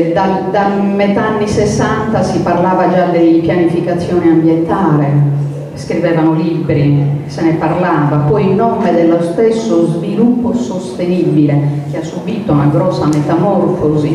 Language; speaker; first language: Italian; native; Italian